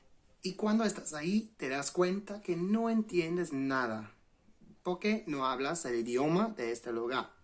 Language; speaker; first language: Spanish; non-native, fluent; English